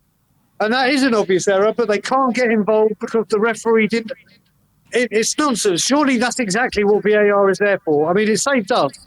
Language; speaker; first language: English; native; English